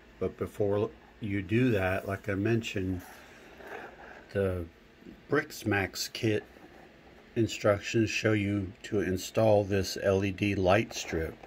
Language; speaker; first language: English; native; English